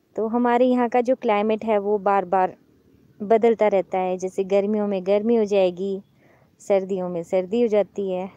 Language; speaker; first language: Hindi; native; Hindi